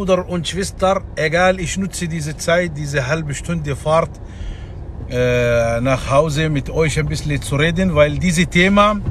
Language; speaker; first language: German; non-native, fluent; Arabic